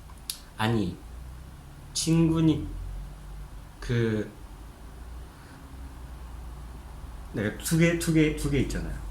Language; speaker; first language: Korean; non-native, fluent; Japanese